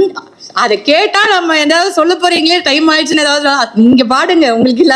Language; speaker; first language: Tamil; native; Tamil